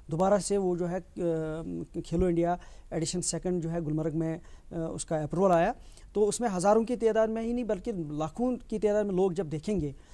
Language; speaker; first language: Hindi; non-native, local second language; Kashmiri